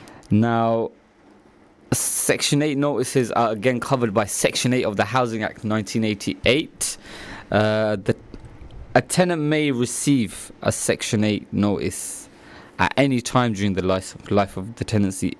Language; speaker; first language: English; early bilingual, other home language; Punjabi